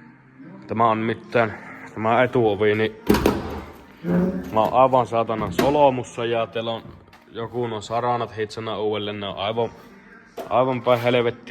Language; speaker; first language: Finnish; native; Finnish